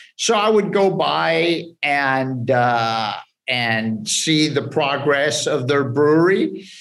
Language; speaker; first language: English; early bilingual, other home language; Spanish